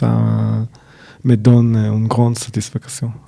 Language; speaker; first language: French; non-native, learner; Hebrew